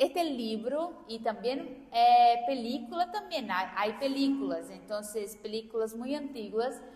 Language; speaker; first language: Spanish; non-native, fluent; Portuguese